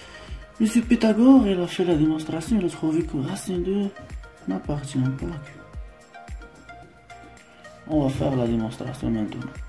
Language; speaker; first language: French; non-native, local second language; Arabic